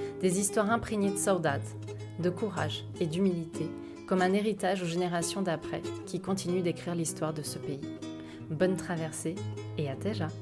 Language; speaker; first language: French; native; French